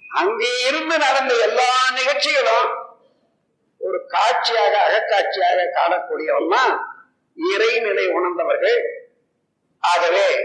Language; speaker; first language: Tamil; native; Tamil